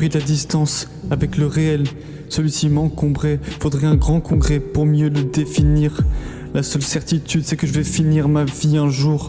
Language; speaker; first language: French; native; French